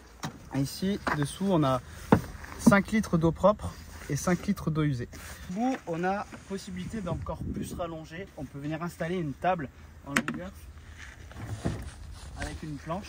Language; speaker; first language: French; native; French